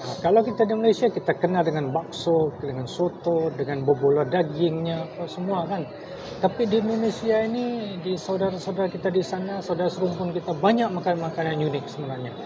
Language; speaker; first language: Malay; native; Malay